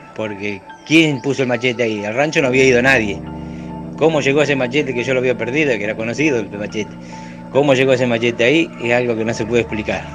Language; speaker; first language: Spanish; native; Spanish